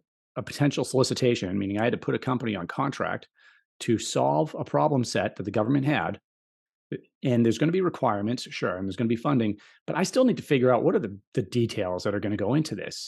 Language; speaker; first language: English; native; English